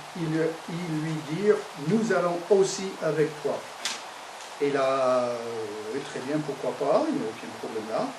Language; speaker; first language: French; non-native, fluent; English